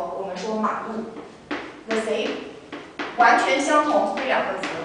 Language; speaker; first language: Chinese; native; Chinese